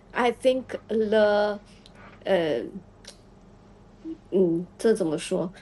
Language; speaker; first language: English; non-native, learner; Chinese